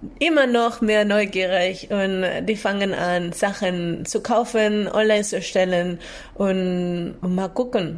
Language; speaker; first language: German; non-native, fluent; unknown